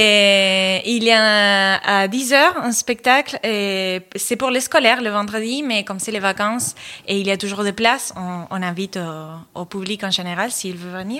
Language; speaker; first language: French; non-native, fluent; Spanish